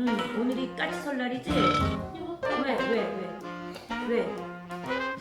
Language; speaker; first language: Korean; native; Korean